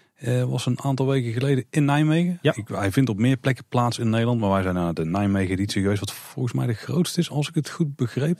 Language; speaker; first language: Dutch; native; Dutch